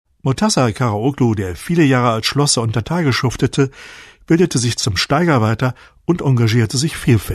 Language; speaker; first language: German; native; German